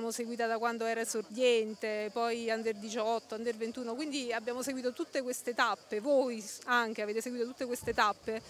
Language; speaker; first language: Italian; native; Italian